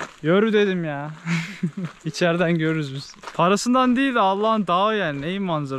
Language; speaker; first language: Turkish; native; Turkish